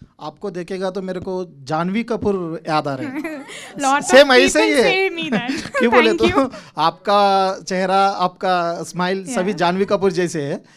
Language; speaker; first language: Hindi; non-native, local second language; Telugu